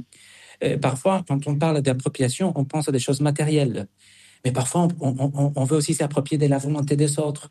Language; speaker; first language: French; non-native, fluent; Spanish